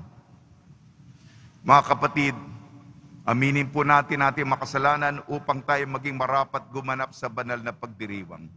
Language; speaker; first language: Filipino; native; Filipino